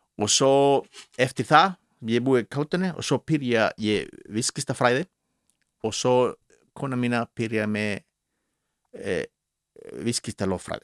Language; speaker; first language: Icelandic; non-native, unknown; Spanish